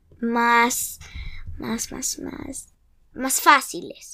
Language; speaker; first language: Spanish; early bilingual, heritage; English